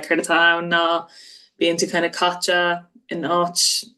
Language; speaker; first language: Irish; non-native, local second language; English